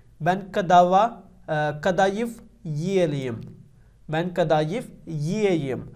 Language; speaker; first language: Turkish; non-native, learner; Urdu